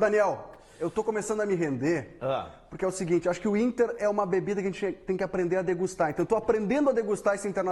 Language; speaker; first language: Portuguese; native; Portuguese